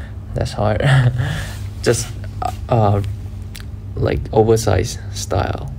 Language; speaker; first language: English; non-native, learner; Thai